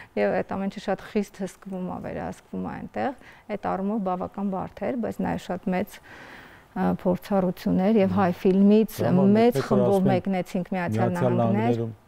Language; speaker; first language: Armenian; native; Armenian